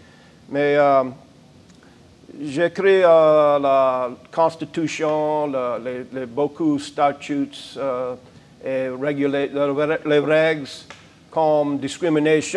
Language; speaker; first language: French; non-native, learner; English